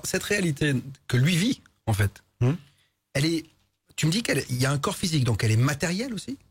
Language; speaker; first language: French; native; French